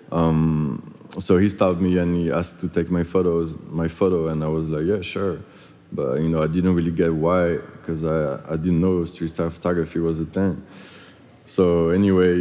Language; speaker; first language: English; non-native, fluent; French